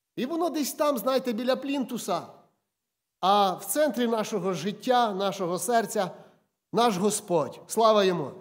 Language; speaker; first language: Ukrainian; native; Ukrainian